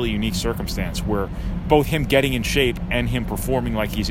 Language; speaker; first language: English; native; English